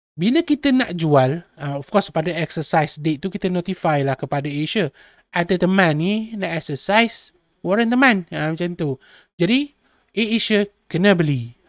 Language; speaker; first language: Malay; native; Malay